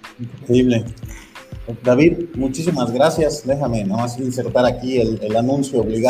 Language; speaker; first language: Spanish; native; Spanish